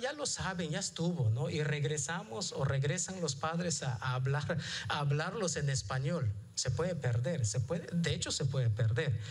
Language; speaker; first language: Spanish; non-native, local second language; Yucateco